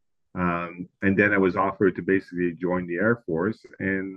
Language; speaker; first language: English; non-native, fluent; French